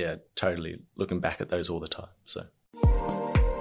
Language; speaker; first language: English; native; English